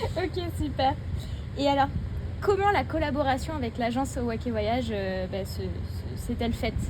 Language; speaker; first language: French; native; French